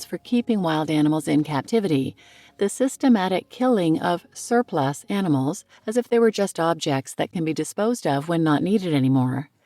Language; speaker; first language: English; native; English